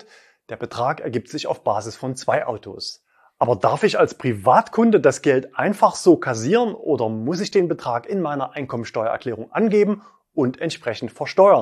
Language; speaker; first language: German; native; German